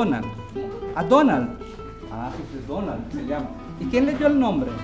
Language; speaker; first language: Spanish; native; Spanish